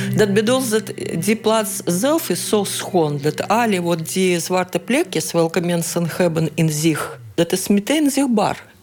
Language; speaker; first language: Dutch; non-native, learner; Russian